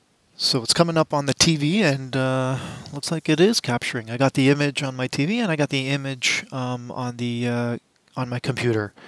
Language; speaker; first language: English; native; English